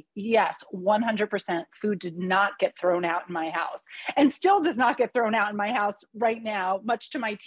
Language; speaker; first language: English; early bilingual, other home language; Hungarian